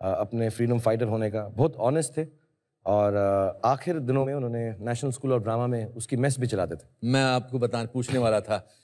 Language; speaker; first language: Hindi; native; Hindi